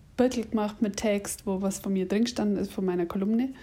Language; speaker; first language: German; native; German